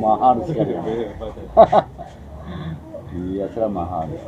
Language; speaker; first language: Japanese; native; Japanese